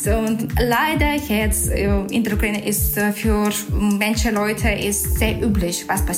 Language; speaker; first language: German; non-native, learner; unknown